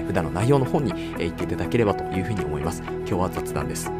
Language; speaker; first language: Japanese; native; Japanese